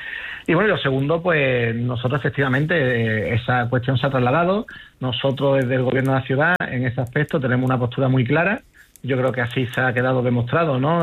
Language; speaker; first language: Spanish; native; Spanish